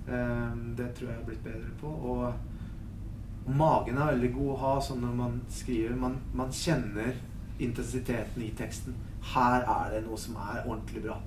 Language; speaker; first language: Norwegian; early bilingual, other home language; Spanish